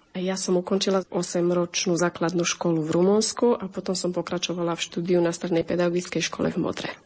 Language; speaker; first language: Slovak; early bilingual, heritage; Slovak